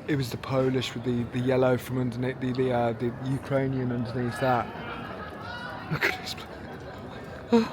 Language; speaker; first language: English; native; English